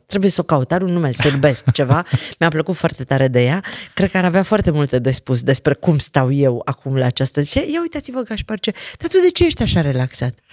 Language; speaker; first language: Romanian; native; Romanian